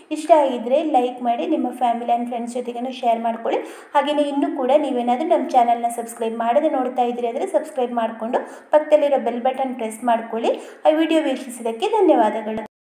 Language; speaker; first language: Kannada; non-native, local second language; Tulu